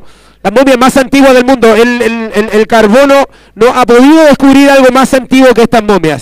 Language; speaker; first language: Spanish; native; Spanish